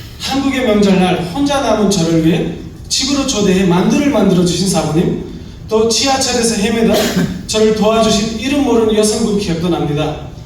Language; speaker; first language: Korean; non-native, fluent; Nepali